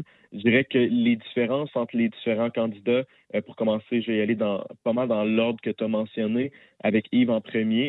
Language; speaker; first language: French; native; French